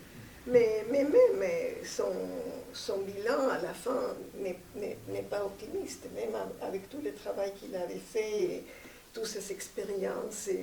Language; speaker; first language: French; non-native, fluent; Spanish